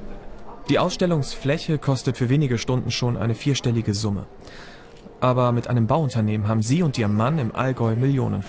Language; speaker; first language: German; native; German